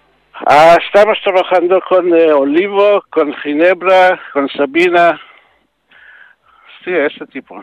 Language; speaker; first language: Spanish; non-native, learner; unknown